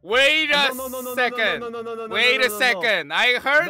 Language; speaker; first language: English; non-native, learner; Korean